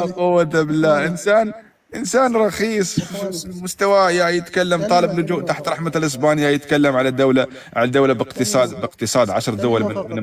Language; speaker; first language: Arabic; native; Arabic